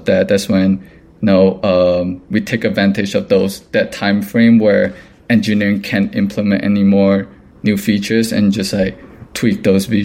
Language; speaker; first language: English; non-native, local second language; Cantonese